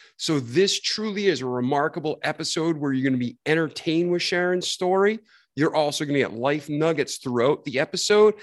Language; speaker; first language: English; native; English